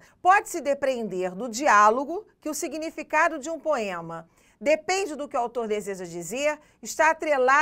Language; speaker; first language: Portuguese; native; Portuguese